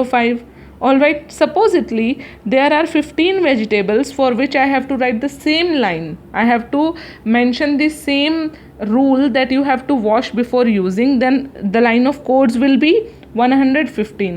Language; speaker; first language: English; non-native, local second language; Hindi